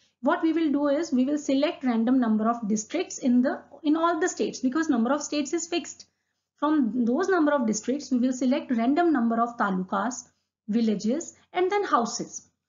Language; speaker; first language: English; non-native, local second language; Hindi